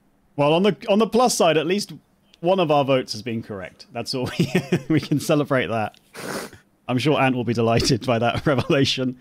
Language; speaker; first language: English; native; English